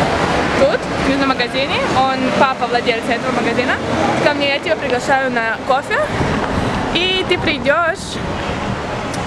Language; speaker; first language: Russian; early bilingual, heritage; Russian